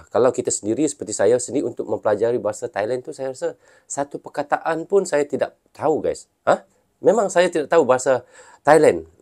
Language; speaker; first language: Malay; native; Malay